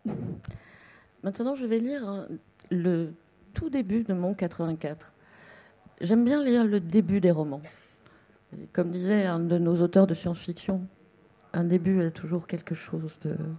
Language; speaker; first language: French; native; French